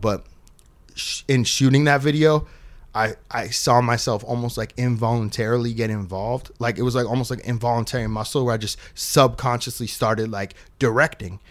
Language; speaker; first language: English; native; English